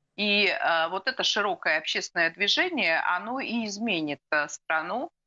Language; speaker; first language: Russian; native; Russian